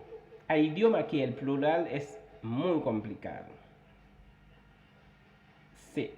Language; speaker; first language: Spanish; non-native, fluent; Haitian Creole